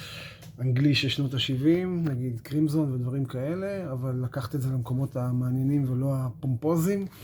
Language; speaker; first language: Hebrew; native; Hebrew